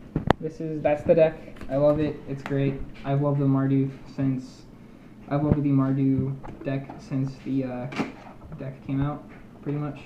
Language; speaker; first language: English; native; English